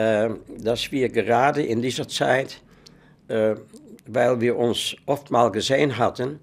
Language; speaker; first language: German; non-native, fluent; Dutch